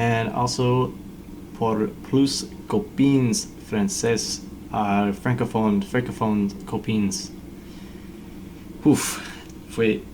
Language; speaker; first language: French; non-native, learner; English